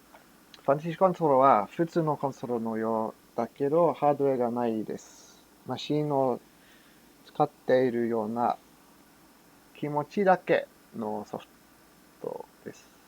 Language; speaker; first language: Japanese; non-native, fluent; English